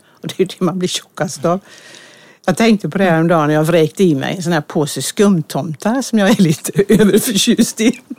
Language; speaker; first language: Swedish; native; Swedish